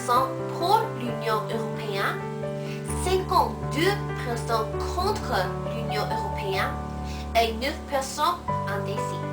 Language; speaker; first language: French; non-native, learner; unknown